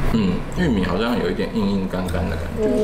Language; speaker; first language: Chinese; native; Chinese